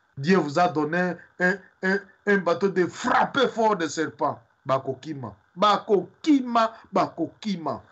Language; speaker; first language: French; non-native, local second language; Swahili